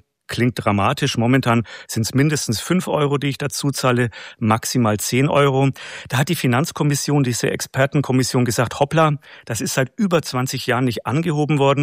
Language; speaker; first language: German; native; German